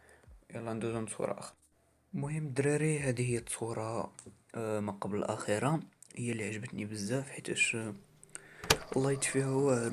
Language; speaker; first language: Arabic; native; Arabic